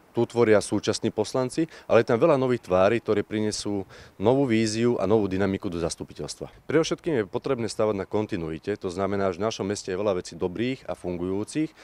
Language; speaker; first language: Slovak; native; Slovak